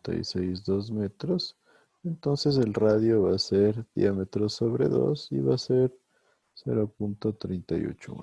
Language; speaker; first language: Spanish; native; Spanish